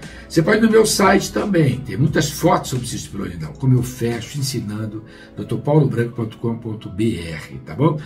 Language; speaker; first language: Portuguese; native; Portuguese